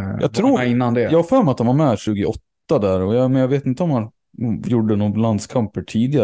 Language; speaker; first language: Swedish; native; Swedish